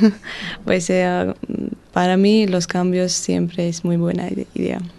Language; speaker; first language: Spanish; non-native, learner; Georgian